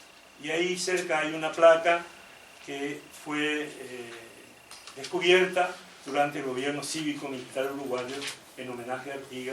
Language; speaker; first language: Spanish; native; Spanish